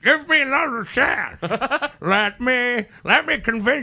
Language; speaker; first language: English; native; English